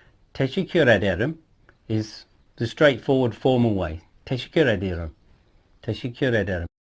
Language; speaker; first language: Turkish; non-native, fluent; English